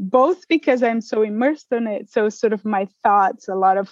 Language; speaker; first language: English; non-native, fluent; Portuguese